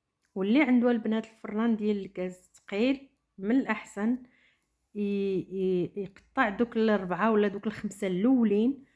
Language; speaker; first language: Arabic; native; Arabic